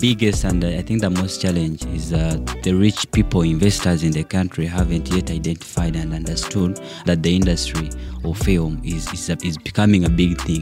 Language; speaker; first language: English; non-native, local second language; Ganda